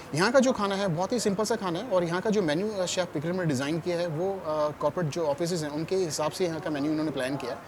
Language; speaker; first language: Hindi; native; Hindi